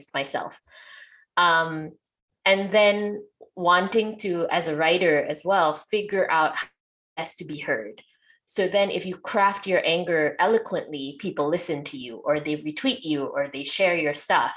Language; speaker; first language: English; non-native, local second language; Malay